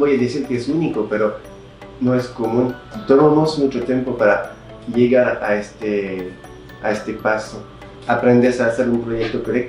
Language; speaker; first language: Spanish; non-native, fluent; French